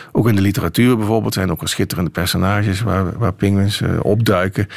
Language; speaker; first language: Dutch; native; Dutch